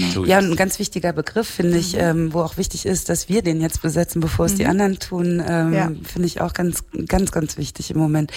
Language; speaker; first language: German; native; German